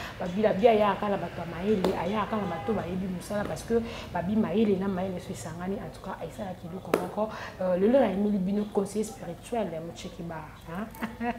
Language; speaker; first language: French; non-native, local second language; Lingala